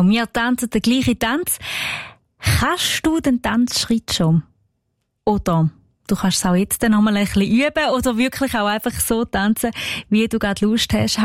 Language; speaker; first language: German; native; German